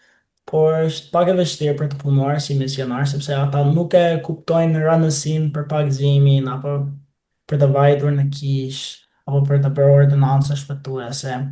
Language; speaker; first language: Albanian; non-native, fluent; English